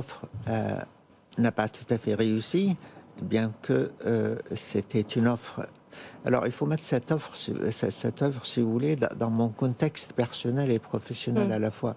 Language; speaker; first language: French; non-native, fluent; Arabic